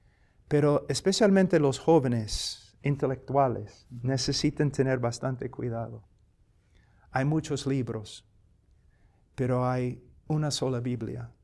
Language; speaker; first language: Spanish; non-native, fluent; English